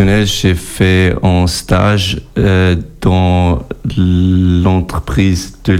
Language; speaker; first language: French; non-native, learner; German